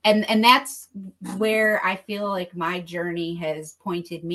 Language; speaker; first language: English; native; English